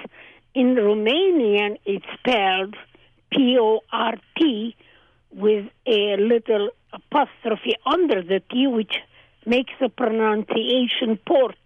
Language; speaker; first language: English; non-native, fluent; Hungarian